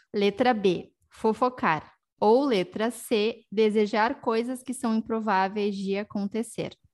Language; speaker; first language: Portuguese; native; Portuguese